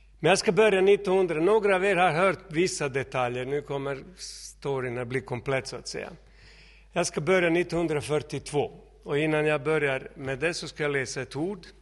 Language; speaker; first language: Swedish; non-native, fluent; Serbian